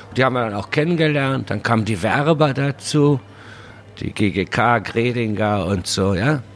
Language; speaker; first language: German; early bilingual, other home language; Spanish